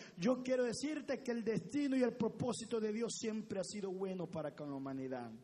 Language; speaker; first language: Spanish; native; Spanish